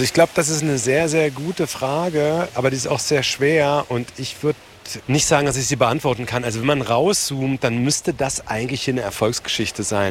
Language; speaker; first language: German; native; German